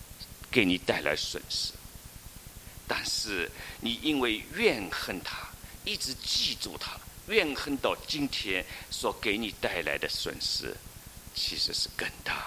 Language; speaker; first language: Chinese; native; Chinese